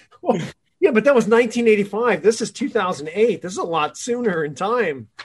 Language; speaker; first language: English; native; English